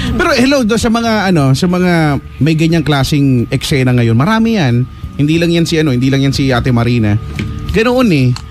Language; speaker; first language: Filipino; native; Filipino